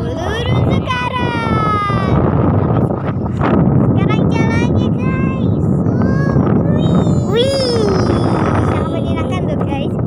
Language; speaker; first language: Indonesian; native; Indonesian